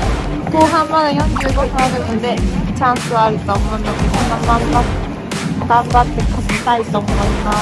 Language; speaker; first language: Japanese; native; Japanese